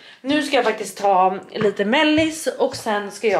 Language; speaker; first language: Swedish; native; Swedish